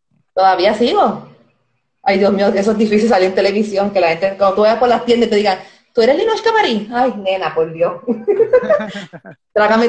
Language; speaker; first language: Spanish; native; Spanish